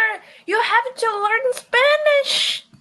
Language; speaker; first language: English; non-native, learner; Portuguese